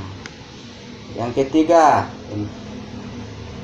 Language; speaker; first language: Indonesian; native; Indonesian